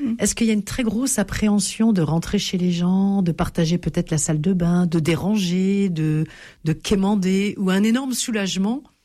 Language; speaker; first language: French; native; French